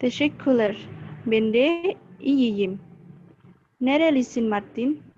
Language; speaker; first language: Turkish; non-native, learner; Indonesian